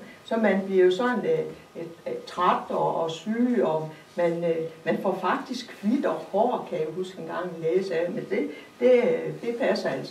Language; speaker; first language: Danish; native; Danish